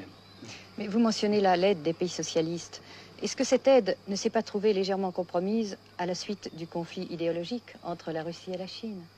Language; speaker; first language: French; native; French